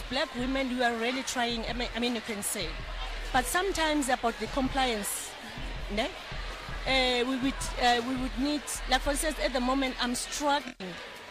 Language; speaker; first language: English; non-native, local second language; Xhosa